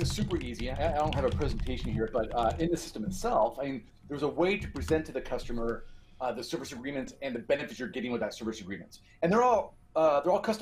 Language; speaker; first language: English; native; English